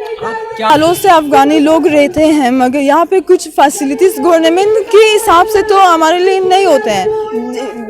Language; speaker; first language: Hindi; non-native, fluent; Persian